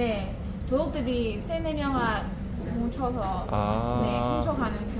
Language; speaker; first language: Korean; non-native, learner; Burmese